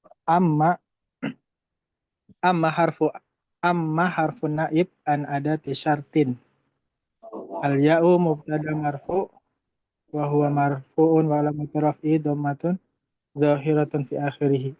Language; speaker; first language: Arabic; non-native, learner; Indonesian